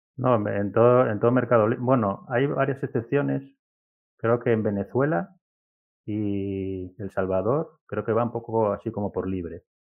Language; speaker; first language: Spanish; native; Spanish